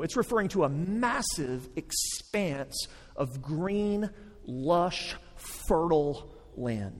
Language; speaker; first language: English; native; English